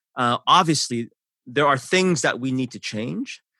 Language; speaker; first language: English; early bilingual, other home language; Korean